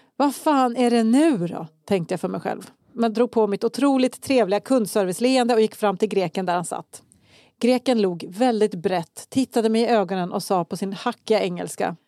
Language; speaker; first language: Swedish; native; Swedish